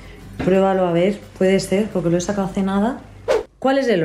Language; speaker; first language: Spanish; native; Spanish